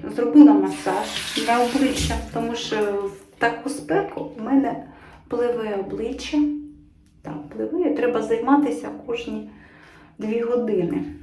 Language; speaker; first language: Ukrainian; non-native, local second language; Russian